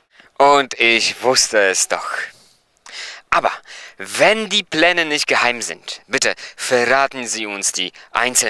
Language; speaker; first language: German; non-native, fluent; Polish